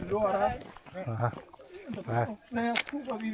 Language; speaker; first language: Portuguese; non-native, local second language; Kabuverdianu